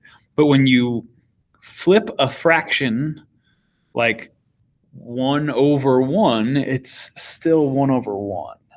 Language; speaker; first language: English; native; English